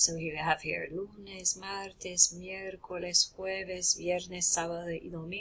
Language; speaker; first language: Spanish; non-native, fluent; English